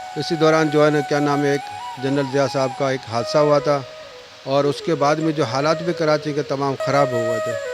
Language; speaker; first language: Urdu; non-native, local second language; Sindhi